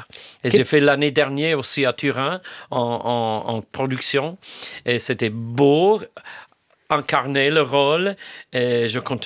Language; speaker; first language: French; non-native, fluent; English